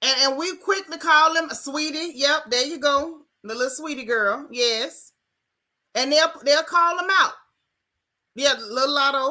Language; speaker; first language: English; native; English